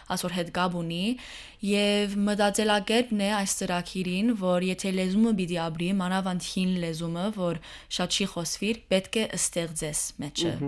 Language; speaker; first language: Armenian; early bilingual, heritage; Armenian